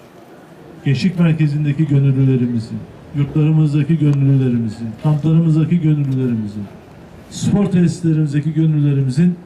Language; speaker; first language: Turkish; native; Turkish